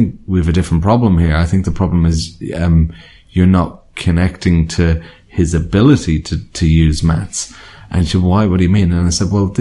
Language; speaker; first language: English; native; English